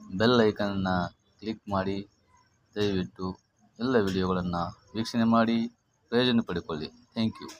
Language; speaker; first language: Kannada; native; Kannada